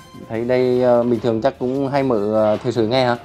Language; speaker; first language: Vietnamese; native; Vietnamese